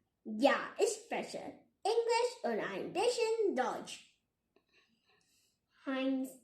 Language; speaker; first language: German; non-native, learner; Vietnamese